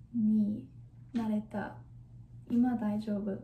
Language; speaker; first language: Japanese; non-native, learner; English